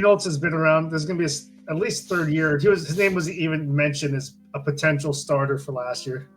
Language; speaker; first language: English; native; English